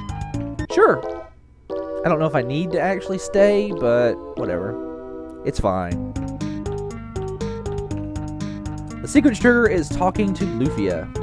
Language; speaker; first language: English; native; English